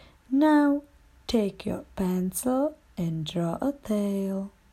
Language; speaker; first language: English; non-native, fluent; Czech